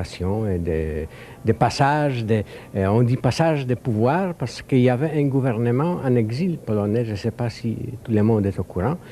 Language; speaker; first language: French; non-native, fluent; Polish